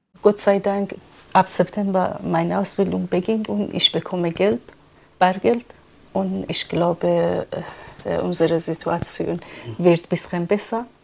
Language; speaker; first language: German; non-native, learner; Persian